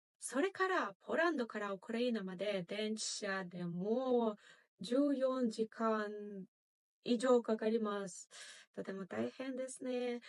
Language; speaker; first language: Japanese; non-native, fluent; Ukrainian